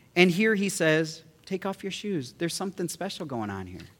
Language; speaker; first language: English; early bilingual, other home language; Filipino